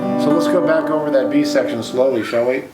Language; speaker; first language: English; native; English